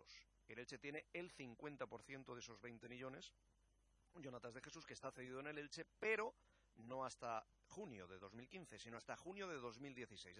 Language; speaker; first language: Spanish; native; Spanish